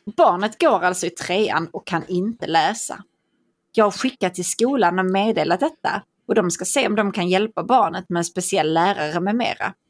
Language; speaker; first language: Swedish; native; Swedish